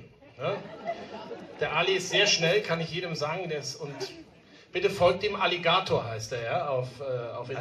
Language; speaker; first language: German; native; German